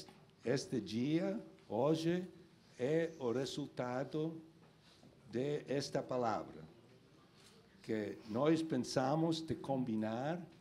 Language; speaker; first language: Portuguese; non-native, learner; Spanish